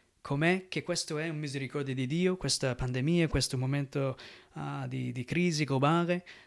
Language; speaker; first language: Italian; non-native, fluent; English